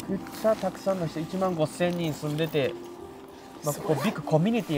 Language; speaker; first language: Japanese; native; Japanese